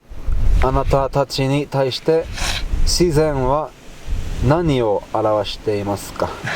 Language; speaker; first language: Japanese; non-native, fluent; Icelandic